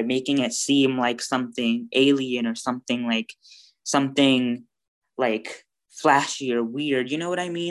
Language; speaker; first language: English; early bilingual, other home language; Bangla